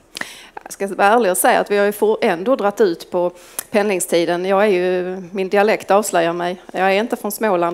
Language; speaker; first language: Swedish; native; Swedish